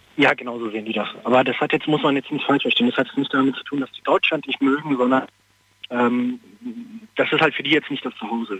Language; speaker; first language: German; early bilingual, other home language; Persian